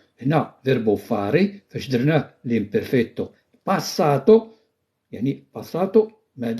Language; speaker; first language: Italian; non-native, fluent; Arabic